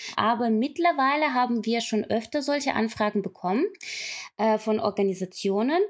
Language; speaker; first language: German; non-native, fluent; Ukrainian